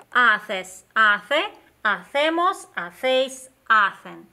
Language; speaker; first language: Spanish; non-native, fluent; Russian